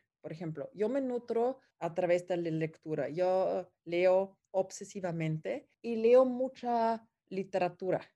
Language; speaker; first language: Spanish; non-native, fluent; German